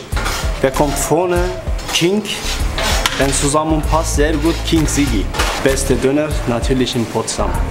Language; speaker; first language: German; non-native, learner; Turkish